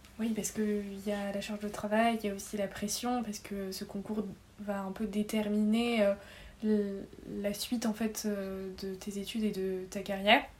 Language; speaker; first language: French; native; French